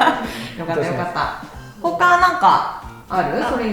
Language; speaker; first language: Japanese; native; Japanese